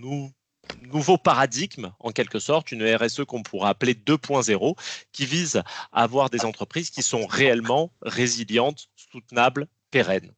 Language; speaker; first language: French; native; French